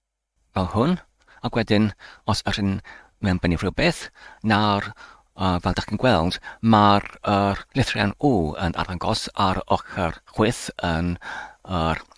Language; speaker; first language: Welsh; non-native, learner; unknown